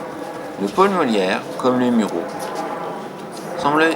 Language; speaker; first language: French; native; French